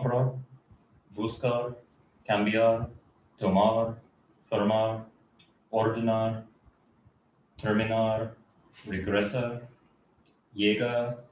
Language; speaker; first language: Spanish; non-native, learner; English